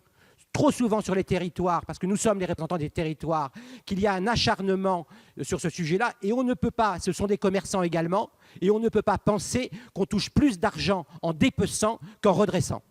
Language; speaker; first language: French; native; French